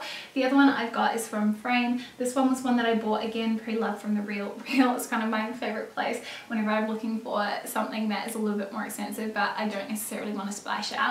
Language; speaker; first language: English; native; English